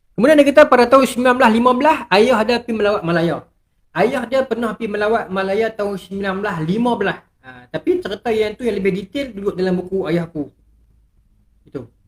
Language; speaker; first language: Malay; native; Malay